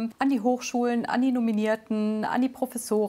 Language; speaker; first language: German; native; German